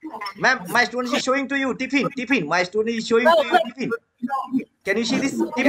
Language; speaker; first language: English; non-native, learner; Marathi